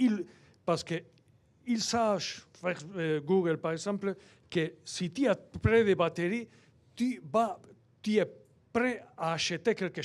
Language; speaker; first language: French; non-native, fluent; Spanish